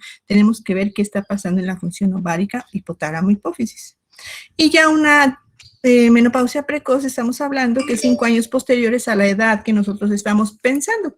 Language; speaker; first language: Spanish; native; Spanish